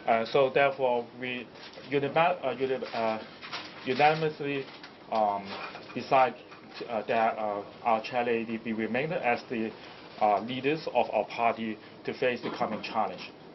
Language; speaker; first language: English; non-native, local second language; Cantonese